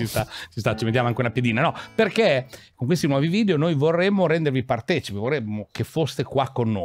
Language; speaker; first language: Italian; native; Italian